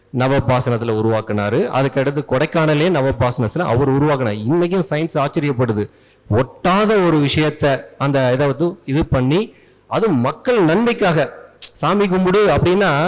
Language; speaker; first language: Tamil; native; Tamil